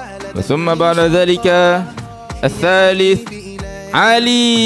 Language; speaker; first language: Arabic; non-native, fluent; Malay